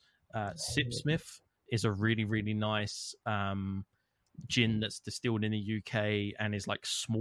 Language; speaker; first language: English; native; English